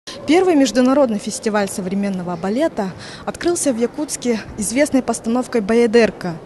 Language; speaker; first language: Russian; native; Russian